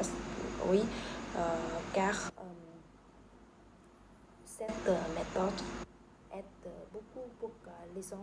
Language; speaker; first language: French; non-native, learner; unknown